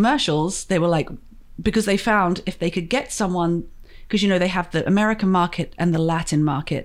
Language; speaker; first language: English; native; English